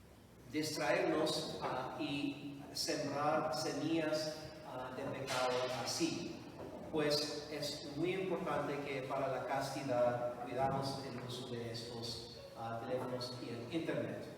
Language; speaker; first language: Spanish; non-native, fluent; English